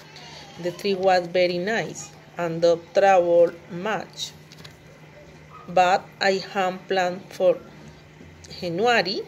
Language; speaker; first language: English; non-native, learner; Spanish